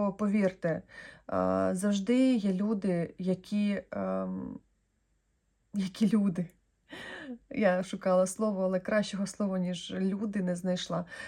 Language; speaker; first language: Ukrainian; non-native, local second language; Russian